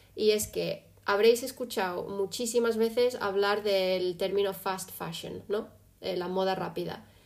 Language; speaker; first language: Spanish; early bilingual, other home language; English